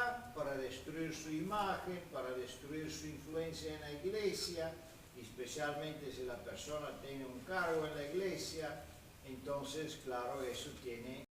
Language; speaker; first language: Spanish; non-native, fluent; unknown